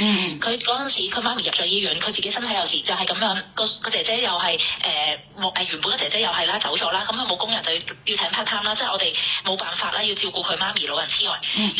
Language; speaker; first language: Cantonese; native; Cantonese